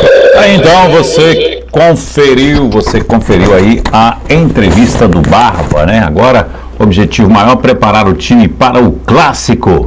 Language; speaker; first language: Portuguese; native; Portuguese